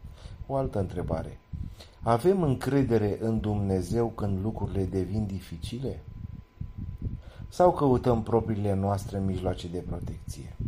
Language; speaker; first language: Romanian; native; Romanian